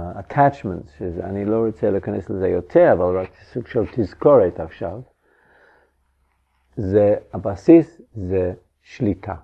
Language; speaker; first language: Hebrew; non-native, fluent; English